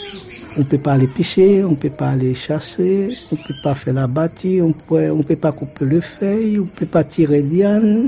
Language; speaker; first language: French; non-native, local second language; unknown